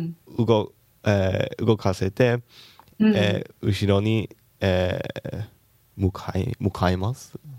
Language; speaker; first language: Japanese; non-native, learner; English